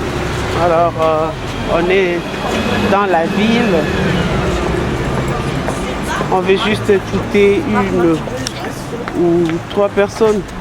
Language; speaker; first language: French; non-native, local second language; Lingala